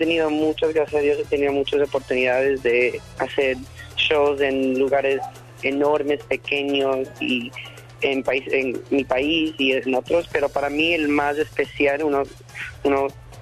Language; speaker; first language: Spanish; early bilingual, heritage; Spanish